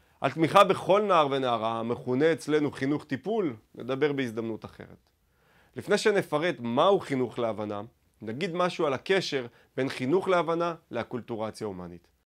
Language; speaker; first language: Hebrew; native; Hebrew